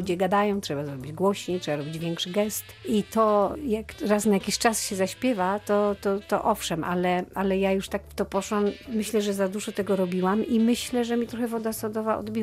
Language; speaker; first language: Polish; native; Polish